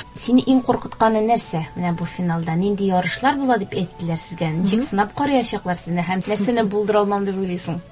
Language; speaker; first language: Tatar; native; Tatar